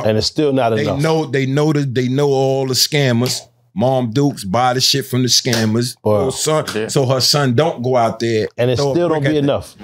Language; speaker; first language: English; native; English